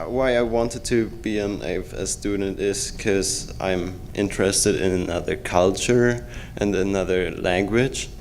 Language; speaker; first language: English; non-native, fluent; German